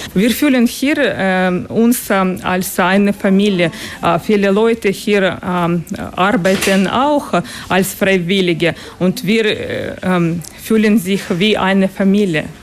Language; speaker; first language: German; non-native, learner; Ukrainian